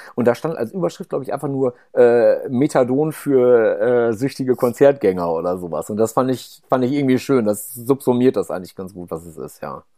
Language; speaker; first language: German; native; German